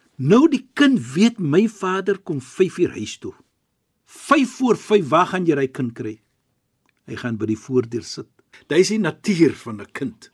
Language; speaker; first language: Afrikaans; non-native, fluent; Arabic